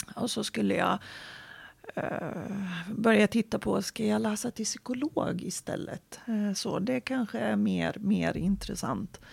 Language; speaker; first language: Swedish; non-native, fluent; Arabic